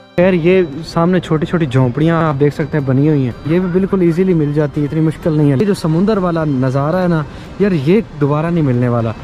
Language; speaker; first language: Urdu; non-native, local second language; Punjabi